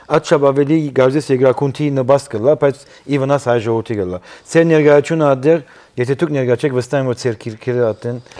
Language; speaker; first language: Armenian; early bilingual, heritage; Armenian